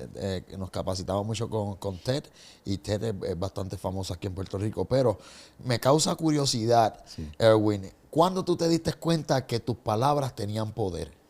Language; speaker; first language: Spanish; native; Spanish